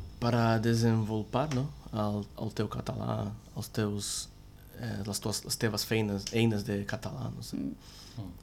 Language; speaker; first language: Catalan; non-native, learner; Portuguese